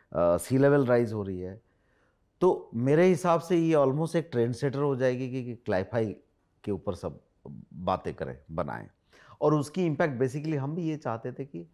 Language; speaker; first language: Hindi; non-native, local second language; Odia